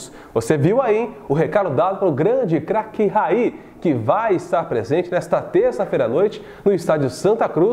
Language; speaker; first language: Portuguese; native; Portuguese